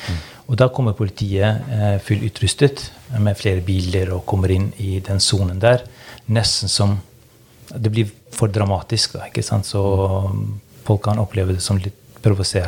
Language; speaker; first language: Norwegian; non-native, fluent; Albanian